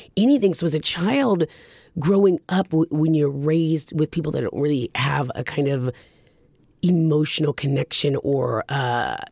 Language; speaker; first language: English; early bilingual, other home language; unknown